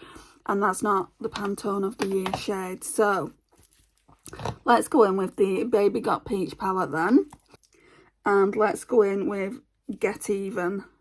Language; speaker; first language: English; native; English